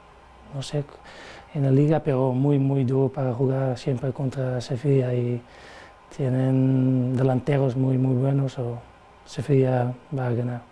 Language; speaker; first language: Spanish; non-native, learner; Dutch